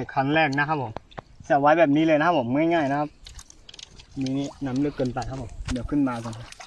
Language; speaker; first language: Thai; non-native, local second language; Karen languages